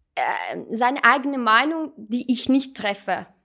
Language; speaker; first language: German; non-native, fluent; Russian